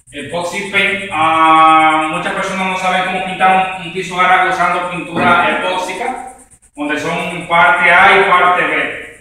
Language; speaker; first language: Spanish; native; Spanish